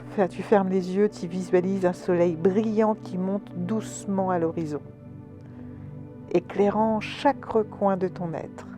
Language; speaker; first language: French; native; French